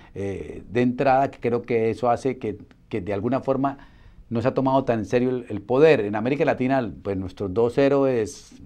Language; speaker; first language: Spanish; native; Spanish